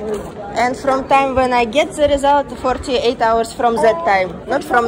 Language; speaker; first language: English; non-native, learner; Russian